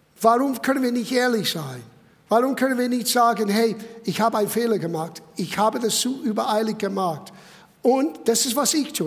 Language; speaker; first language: German; non-native, fluent; English